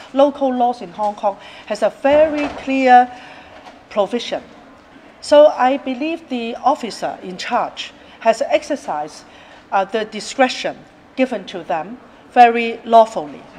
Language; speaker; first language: English; non-native, local second language; Cantonese